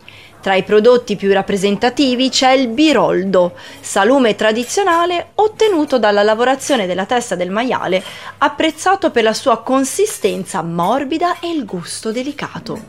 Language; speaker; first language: Italian; native; Italian